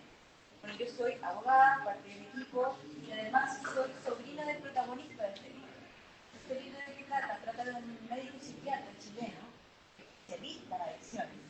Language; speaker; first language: Spanish; native; Spanish